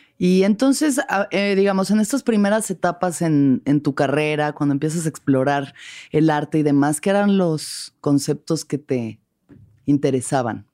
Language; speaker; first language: Spanish; native; Spanish